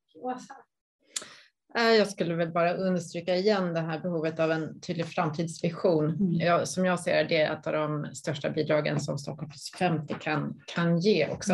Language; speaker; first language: Swedish; native; Swedish